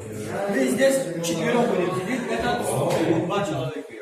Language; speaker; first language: Russian; non-native, local second language; Tajik